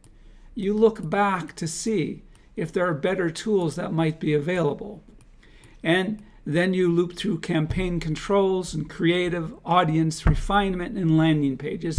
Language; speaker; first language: English; native; English